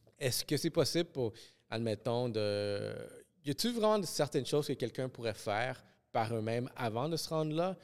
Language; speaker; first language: French; early bilingual, other home language; Spanish